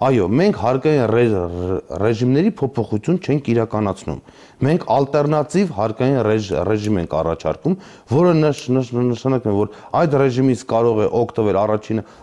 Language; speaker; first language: Armenian; native; Armenian